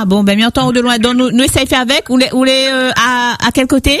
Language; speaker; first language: French; native; French